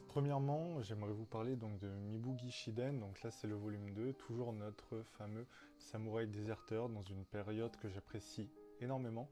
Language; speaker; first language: French; native; French